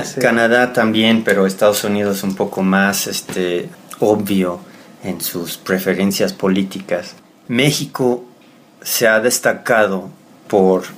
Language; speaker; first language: Spanish; non-native, fluent; English